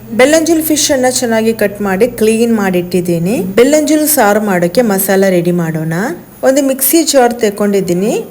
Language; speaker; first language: Kannada; non-native, local second language; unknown